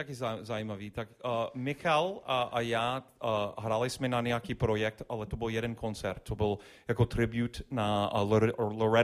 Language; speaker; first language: Czech; non-native, learner; English